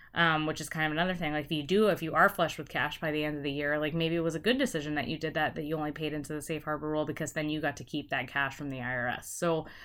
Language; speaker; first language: English; native; English